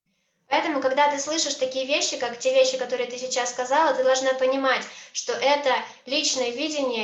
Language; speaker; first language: Russian; native; Russian